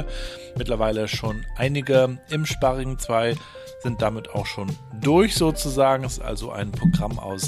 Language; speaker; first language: German; native; German